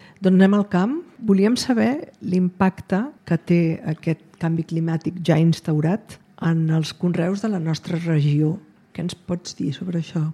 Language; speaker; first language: Catalan; native; Catalan